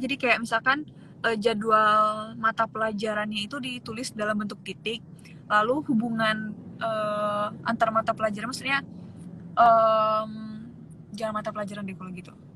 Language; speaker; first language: Indonesian; native; Indonesian